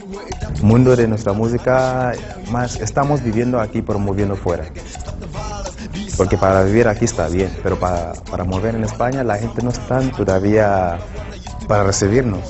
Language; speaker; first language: Spanish; non-native, fluent; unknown